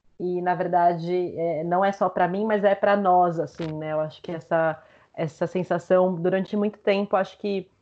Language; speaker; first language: Portuguese; early bilingual, other home language; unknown